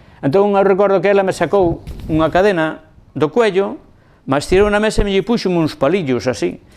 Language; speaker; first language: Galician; native; Galician